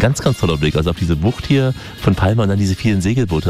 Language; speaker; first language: German; native; German